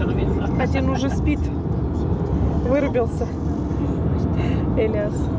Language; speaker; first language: Russian; native; Russian